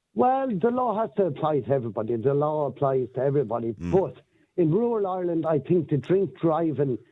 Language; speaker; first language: English; native; English